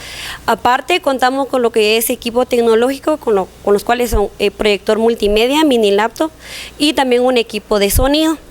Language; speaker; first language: Spanish; native; Spanish